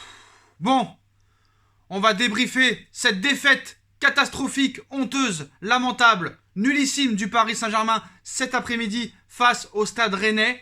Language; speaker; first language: French; native; French